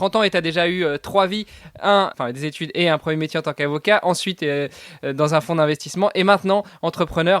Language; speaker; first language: French; native; French